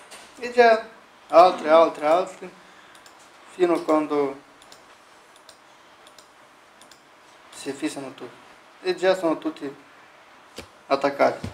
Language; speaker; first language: Italian; non-native, learner; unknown